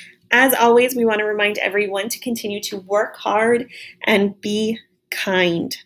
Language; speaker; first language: English; native; English